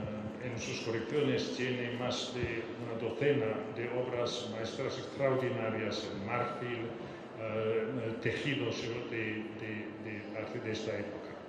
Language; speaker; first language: Spanish; non-native, fluent; French